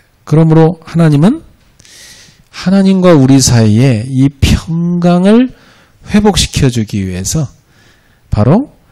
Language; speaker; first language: Korean; native; Korean